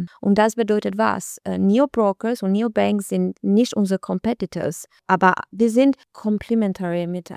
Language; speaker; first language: German; non-native, learner; Albanian